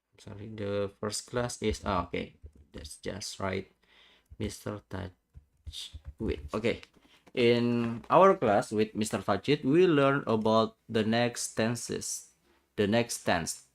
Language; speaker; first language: English; non-native, learner; Indonesian